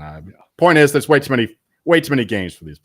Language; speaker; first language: English; native; English